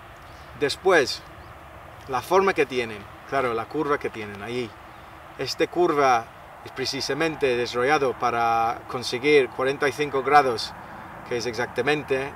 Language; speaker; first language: Spanish; non-native, fluent; English